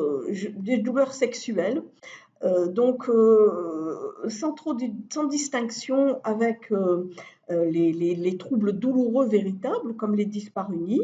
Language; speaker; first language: French; native; French